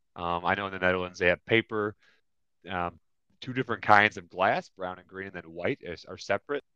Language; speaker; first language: English; native; English